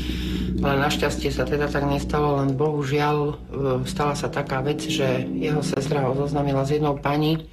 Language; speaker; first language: Slovak; native; Slovak